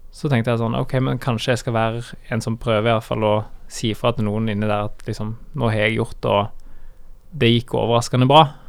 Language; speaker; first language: Norwegian; native; Norwegian